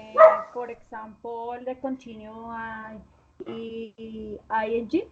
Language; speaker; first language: English; non-native, learner; Spanish